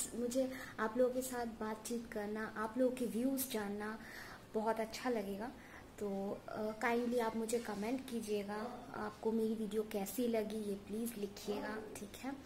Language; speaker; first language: Hindi; non-native, local second language; Assamese